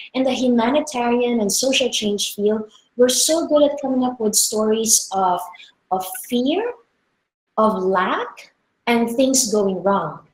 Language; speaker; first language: English; non-native, local second language; Filipino